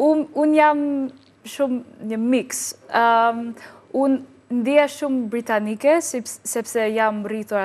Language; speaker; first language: Albanian; non-native, learner; English